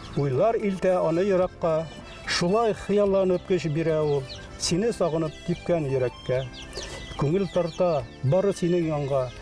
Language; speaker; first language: Tatar; native; Tatar